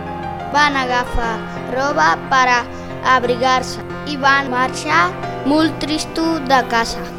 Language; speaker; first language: Catalan; non-native, learner; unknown